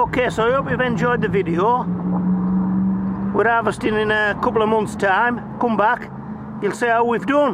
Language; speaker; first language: English; native; English